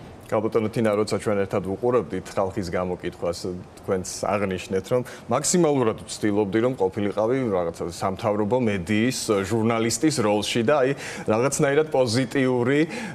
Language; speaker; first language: Georgian; native; Georgian